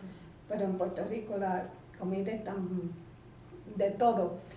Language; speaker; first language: Spanish; early bilingual, heritage; Spanish